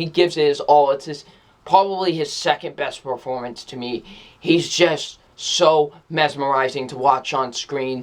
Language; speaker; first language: English; native; English